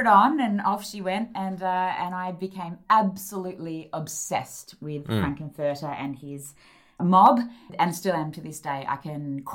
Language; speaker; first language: English; native; English